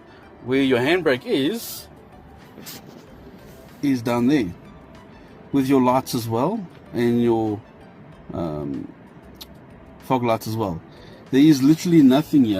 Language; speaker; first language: English; native; English